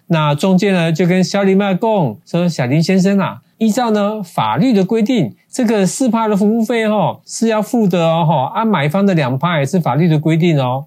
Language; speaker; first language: Chinese; native; Chinese